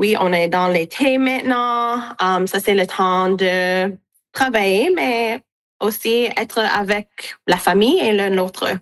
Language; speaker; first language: French; non-native, local second language; English